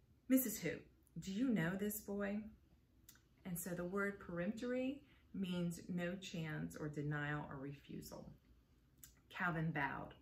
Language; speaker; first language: English; native; English